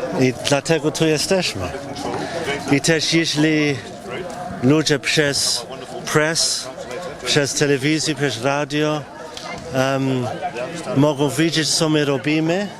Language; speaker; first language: Polish; early bilingual, heritage; English